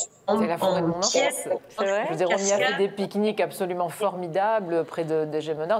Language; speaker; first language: French; native; French